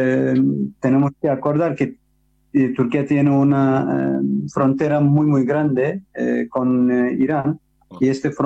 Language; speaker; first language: Spanish; non-native, fluent; Turkish